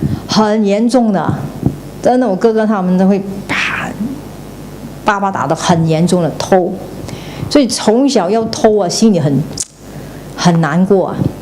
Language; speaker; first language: Chinese; native; Chinese